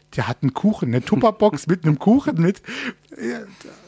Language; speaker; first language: German; non-native, fluent; English